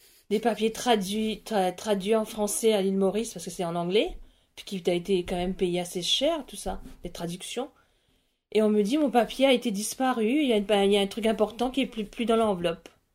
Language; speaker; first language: French; non-native, local second language; Morisyen